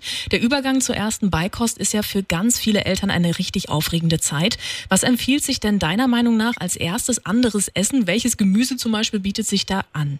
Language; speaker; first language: German; native; German